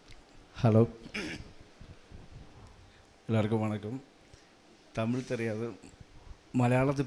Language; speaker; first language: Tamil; non-native, learner; Malayalam